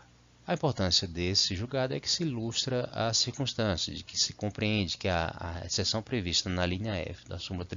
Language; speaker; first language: Portuguese; native; Portuguese